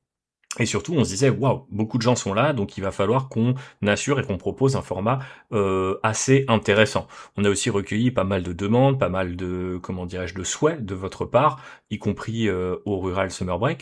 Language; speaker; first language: French; native; French